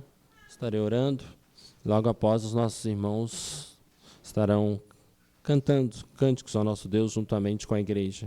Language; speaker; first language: Portuguese; native; Portuguese